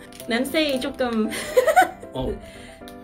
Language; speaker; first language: Korean; non-native, learner; Cantonese